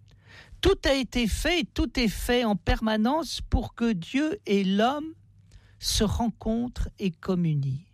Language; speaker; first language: French; native; French